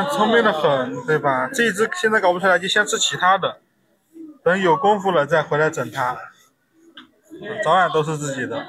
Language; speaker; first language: Chinese; native; Chinese